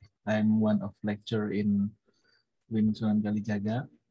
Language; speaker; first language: English; non-native, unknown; Indonesian